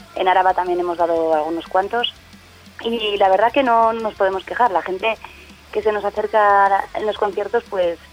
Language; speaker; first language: Spanish; native; Spanish